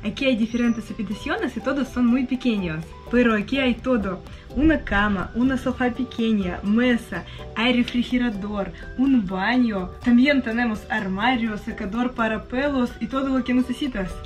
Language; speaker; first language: Spanish; non-native, fluent; Russian